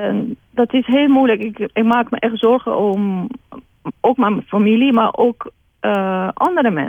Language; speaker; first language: Dutch; non-native, fluent; Persian